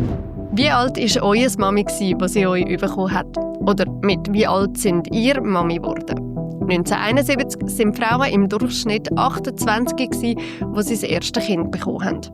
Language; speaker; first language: German; native; German